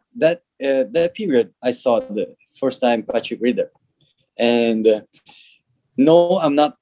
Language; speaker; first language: English; non-native, learner; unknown